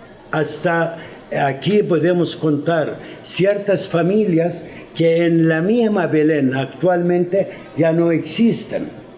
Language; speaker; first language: Spanish; non-native, fluent; Arabic